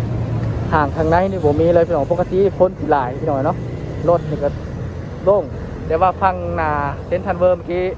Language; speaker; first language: Thai; non-native, local second language; Lao